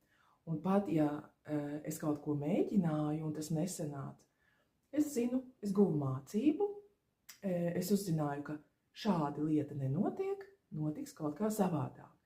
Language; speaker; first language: Latvian; native; Latvian